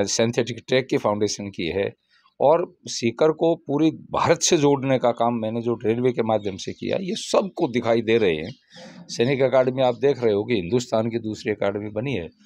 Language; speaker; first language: Hindi; native; Hindi